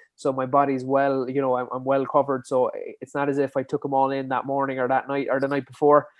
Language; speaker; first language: English; native; English